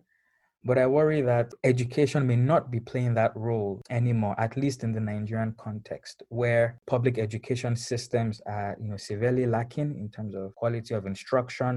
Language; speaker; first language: English; non-native, local second language; Yoruba